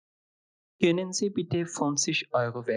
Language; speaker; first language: German; non-native, fluent; Bangla